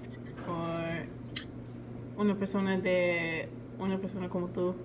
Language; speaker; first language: Spanish; non-native, learner; English